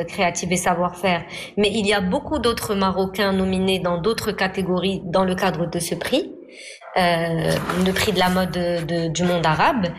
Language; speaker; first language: French; non-native, local second language; Arabic